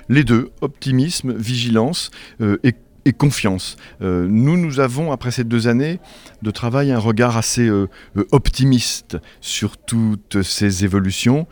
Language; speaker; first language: French; native; French